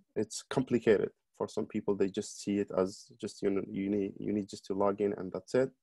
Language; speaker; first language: English; non-native, fluent; Arabic